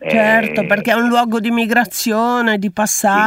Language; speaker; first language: Italian; native; Italian